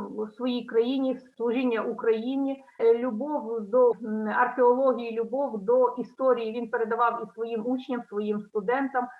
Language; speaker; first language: Ukrainian; native; Ukrainian